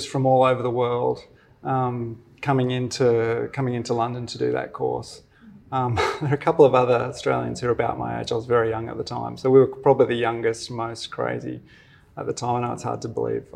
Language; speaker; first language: English; native; English